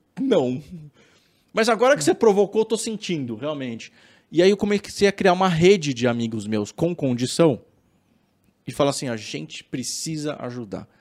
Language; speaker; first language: Portuguese; native; Portuguese